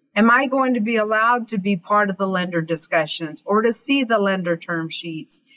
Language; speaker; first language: English; native; English